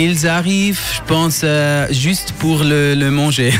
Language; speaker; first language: French; non-native, local second language; German